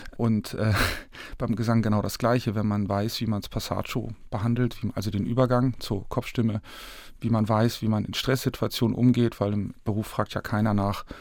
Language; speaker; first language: German; native; German